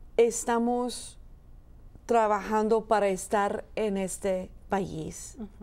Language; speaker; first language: Spanish; early bilingual, heritage; Spanish